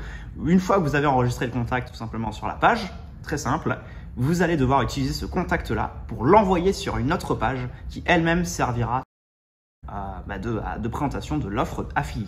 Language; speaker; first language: French; native; French